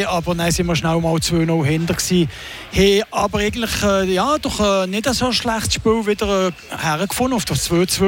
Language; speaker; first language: German; native; German